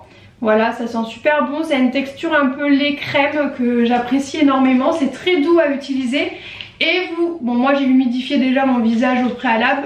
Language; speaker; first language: French; native; French